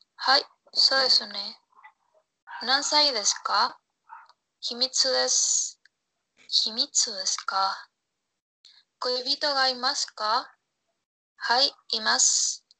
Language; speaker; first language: Japanese; non-native, learner; Spanish